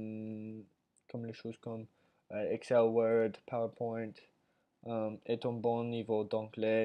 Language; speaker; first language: French; non-native, learner; English